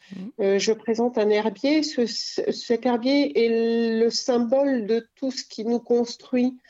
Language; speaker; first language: French; native; French